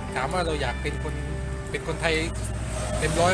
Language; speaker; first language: Thai; native; Thai